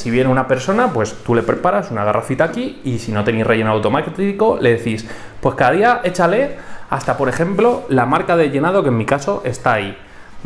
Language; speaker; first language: Spanish; native; Spanish